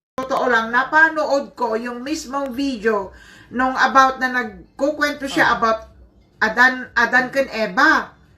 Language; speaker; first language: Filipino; non-native, local second language; Iloko